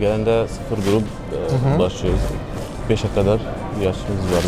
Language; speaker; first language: Turkish; non-native, learner; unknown